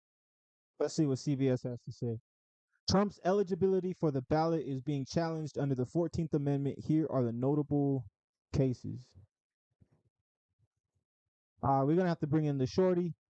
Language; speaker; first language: English; native; English